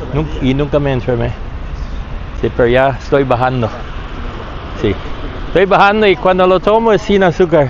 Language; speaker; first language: Spanish; non-native, learner; English